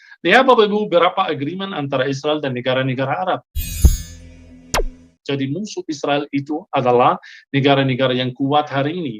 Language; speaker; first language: Indonesian; non-native, fluent; Hebrew